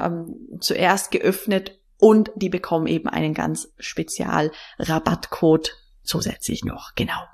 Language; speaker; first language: German; native; German